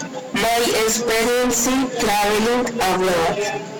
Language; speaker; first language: English; non-native, learner; Spanish